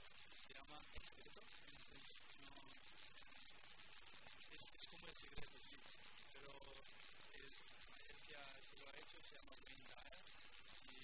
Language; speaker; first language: Spanish; non-native, fluent; Portuguese